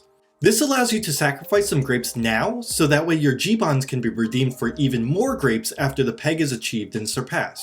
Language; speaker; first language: English; native; English